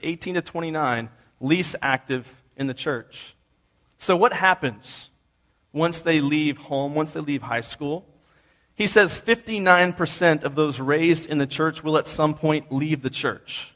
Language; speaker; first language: English; native; English